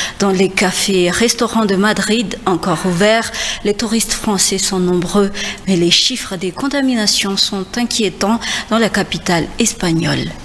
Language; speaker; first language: French; non-native, local second language; Malagasy